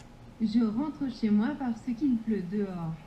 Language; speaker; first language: French; non-native, learner; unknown